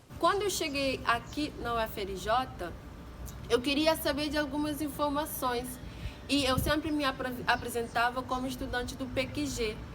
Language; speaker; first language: Portuguese; non-native, local second language; Kabuverdianu